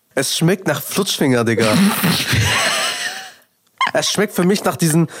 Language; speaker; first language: German; early bilingual, other home language; Persian